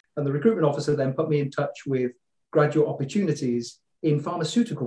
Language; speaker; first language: English; native; English